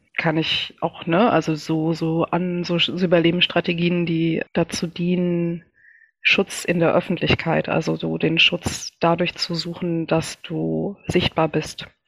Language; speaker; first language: German; early bilingual, other home language; Kinyarwanda